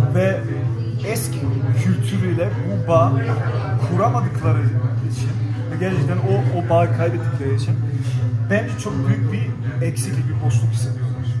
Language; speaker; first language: Turkish; early bilingual, heritage; German